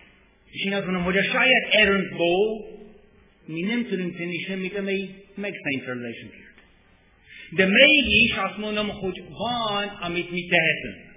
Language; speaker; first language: Hungarian; non-native, fluent; English